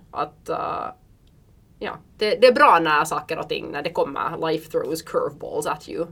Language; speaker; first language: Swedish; early bilingual, heritage; Swedish